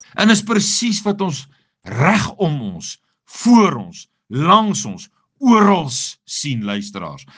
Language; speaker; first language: Afrikaans; native; Afrikaans